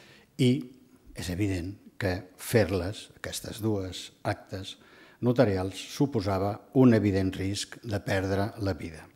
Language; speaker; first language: Catalan; native; Catalan